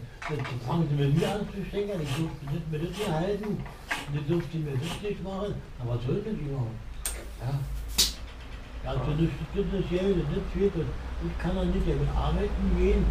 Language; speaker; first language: German; native; German